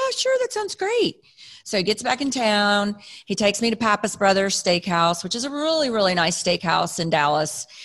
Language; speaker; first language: English; native; English